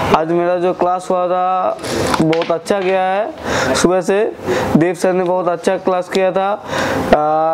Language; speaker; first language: Hindi; native; Hindi